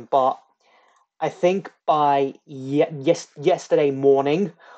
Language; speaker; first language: English; native; English